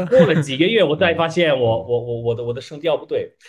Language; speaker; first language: Chinese; non-native, fluent; Italian